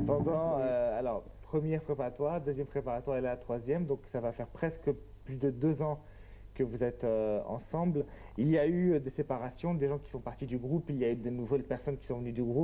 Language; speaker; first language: French; native; French